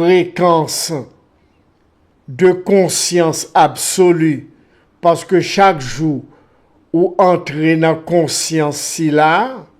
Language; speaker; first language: French; non-native, local second language; Haitian Creole